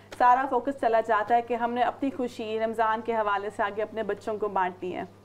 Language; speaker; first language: Urdu; native; Urdu